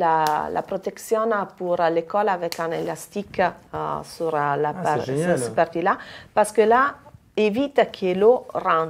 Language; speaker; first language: French; non-native, fluent; Italian